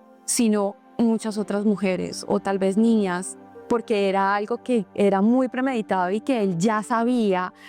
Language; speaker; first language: Spanish; native; Spanish